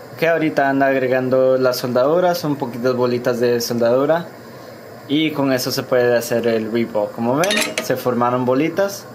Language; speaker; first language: Spanish; early bilingual, heritage; Spanish